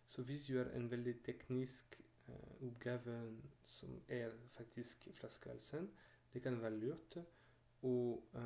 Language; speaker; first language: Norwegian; non-native, fluent; French